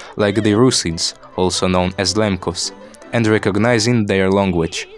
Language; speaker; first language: English; non-native, fluent; Ukrainian